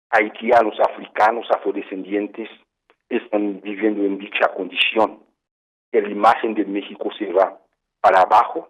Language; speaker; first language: Spanish; non-native, fluent; Haitian Creole